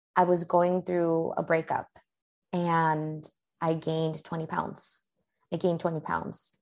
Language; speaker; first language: English; early bilingual, other home language; Spanish